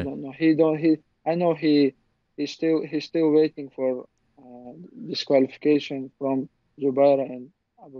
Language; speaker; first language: English; non-native, learner; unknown